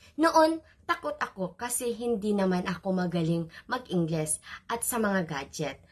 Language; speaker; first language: Filipino; non-native, local second language; Cebuano